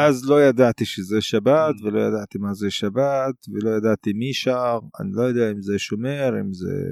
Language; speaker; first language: Hebrew; non-native, local second language; Arabic